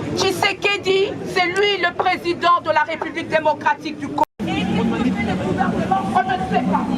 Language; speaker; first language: French; non-native, local second language; Lingala